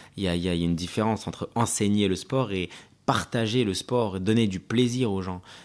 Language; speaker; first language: French; early bilingual, other home language; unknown